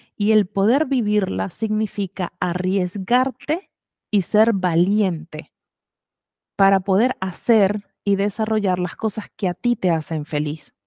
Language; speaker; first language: Spanish; native; Spanish